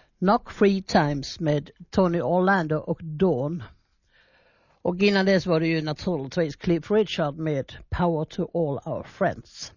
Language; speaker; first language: Swedish; native; Swedish